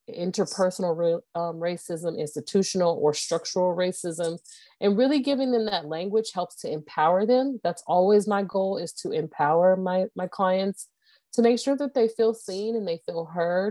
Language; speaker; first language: English; native; English